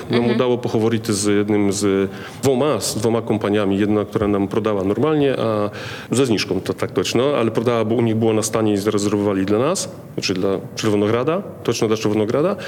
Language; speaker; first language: Polish; non-native, learner; Ukrainian